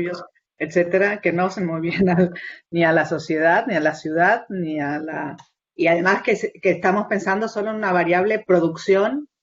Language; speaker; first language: Spanish; native; Spanish